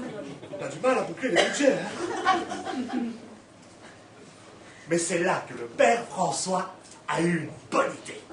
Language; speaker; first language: French; native; French